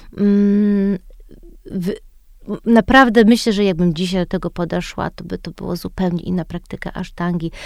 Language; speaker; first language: Polish; early bilingual, heritage; Polish